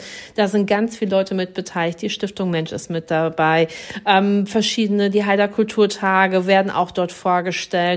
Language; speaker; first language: German; native; German